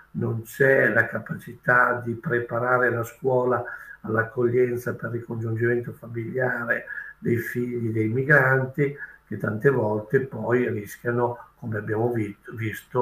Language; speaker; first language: Italian; native; Italian